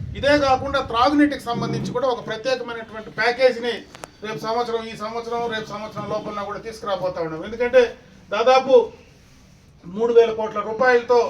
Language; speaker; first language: Telugu; native; Telugu